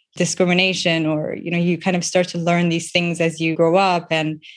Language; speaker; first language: English; non-native, local second language; Persian